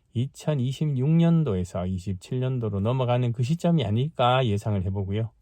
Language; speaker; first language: Korean; native; Korean